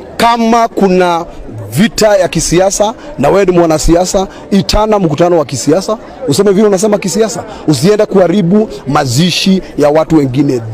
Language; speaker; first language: Swahili; non-native, local second language; Kikuyu